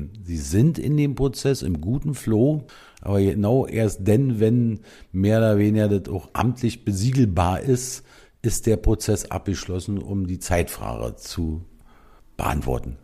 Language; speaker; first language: German; native; German